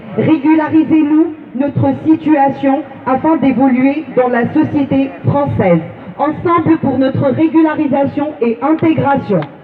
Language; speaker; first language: French; non-native, local second language; Arabic